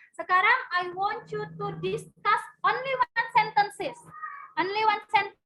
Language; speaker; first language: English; non-native, learner; Indonesian